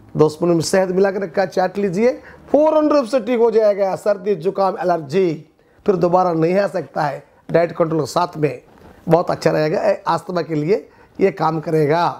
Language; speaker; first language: Hindi; non-native, local second language; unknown